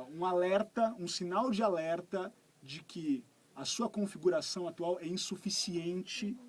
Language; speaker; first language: Portuguese; native; Portuguese